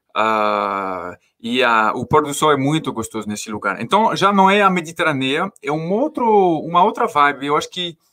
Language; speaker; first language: Portuguese; non-native, fluent; French